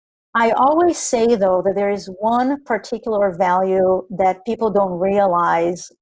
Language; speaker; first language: English; non-native, fluent; Spanish